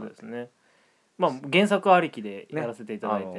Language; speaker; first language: Japanese; native; Japanese